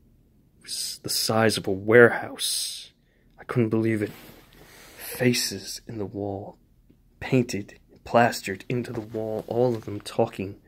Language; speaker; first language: English; native; English